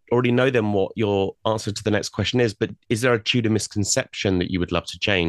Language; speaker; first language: English; native; English